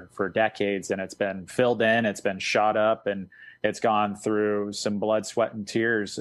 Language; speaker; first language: English; native; English